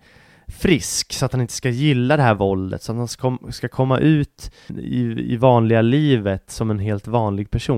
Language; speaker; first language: Swedish; native; Swedish